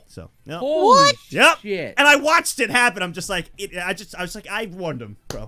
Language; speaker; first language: English; native; English